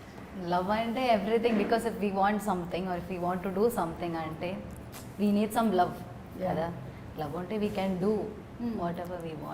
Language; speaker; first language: Telugu; non-native, learner; Malayalam